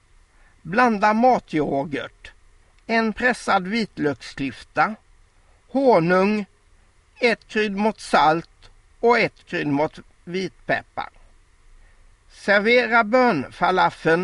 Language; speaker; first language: Swedish; native; Swedish